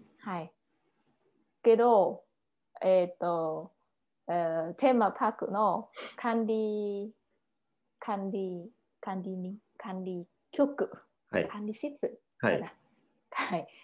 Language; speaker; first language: Japanese; non-native, learner; Vietnamese